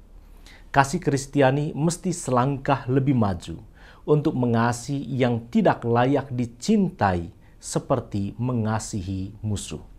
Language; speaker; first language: Indonesian; native; Indonesian